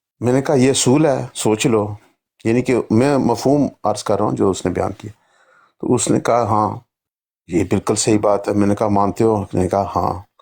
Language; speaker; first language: Urdu; non-native, local second language; Punjabi